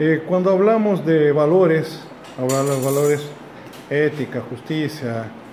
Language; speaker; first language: Spanish; non-native, fluent; Portuguese